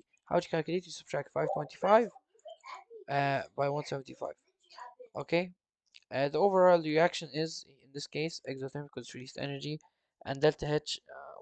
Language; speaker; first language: English; non-native, fluent; Arabic